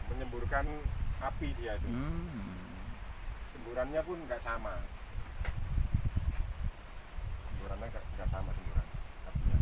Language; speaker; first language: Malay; non-native, local second language; Javanese